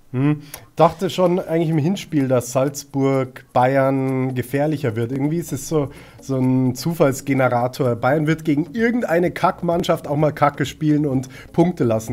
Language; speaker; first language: German; native; German